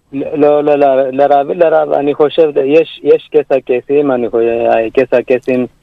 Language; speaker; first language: Hebrew; early bilingual, other home language; Amharic